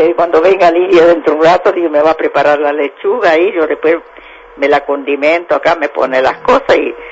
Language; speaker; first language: Spanish; native; Spanish